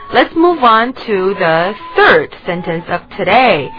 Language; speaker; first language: English; non-native, fluent; Chinese